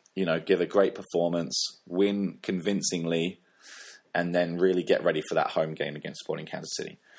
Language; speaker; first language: English; native; English